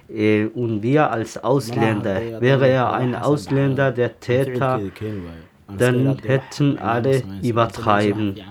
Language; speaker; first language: German; non-native, learner; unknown